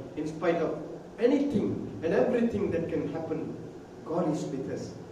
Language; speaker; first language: English; non-native, local second language; Tamil